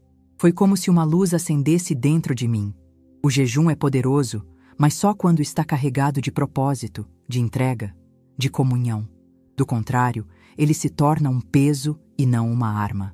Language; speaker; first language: Portuguese; native; Portuguese